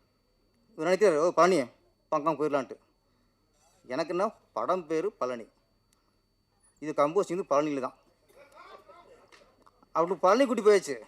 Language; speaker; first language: Tamil; native; Tamil